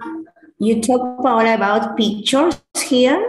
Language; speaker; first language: English; non-native, learner; Spanish